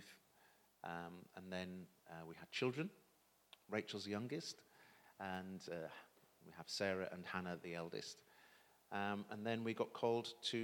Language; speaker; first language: English; native; English